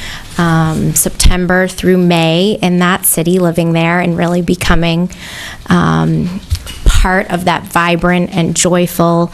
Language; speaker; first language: English; native; English